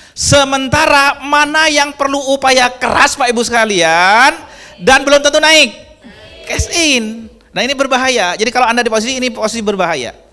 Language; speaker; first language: Indonesian; non-native, local second language; Madurese